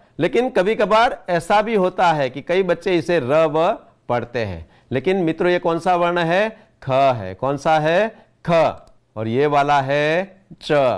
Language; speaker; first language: Hindi; non-native, local second language; Gujarati